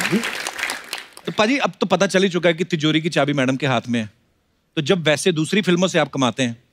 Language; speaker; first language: Hindi; native; Hindi